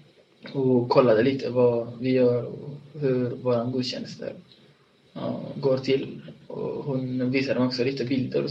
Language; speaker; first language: Swedish; non-native, fluent; Tigrinya